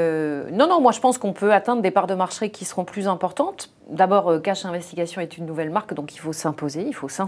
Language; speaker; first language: French; native; French